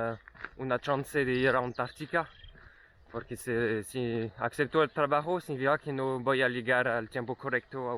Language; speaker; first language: Spanish; non-native, learner; French